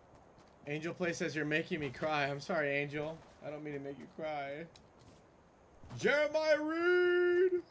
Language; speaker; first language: English; native; English